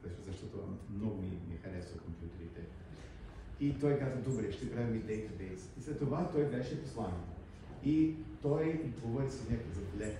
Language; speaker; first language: Bulgarian; early bilingual, heritage; English